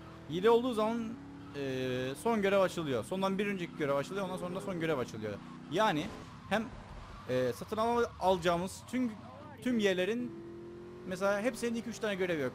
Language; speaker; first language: Turkish; native; Turkish